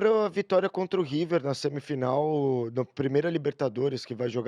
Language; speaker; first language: Portuguese; native; Portuguese